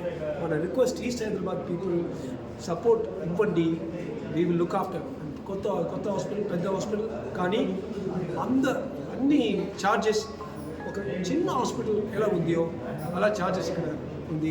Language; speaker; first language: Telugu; non-native, learner; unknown